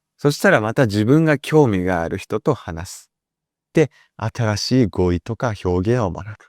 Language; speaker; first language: Japanese; native; Japanese